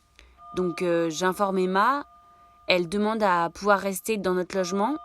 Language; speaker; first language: French; native; French